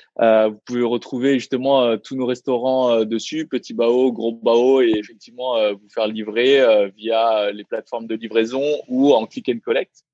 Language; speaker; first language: French; early bilingual, other home language; Vietnamese